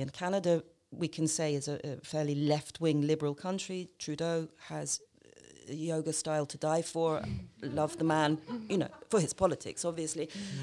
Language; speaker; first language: English; native; English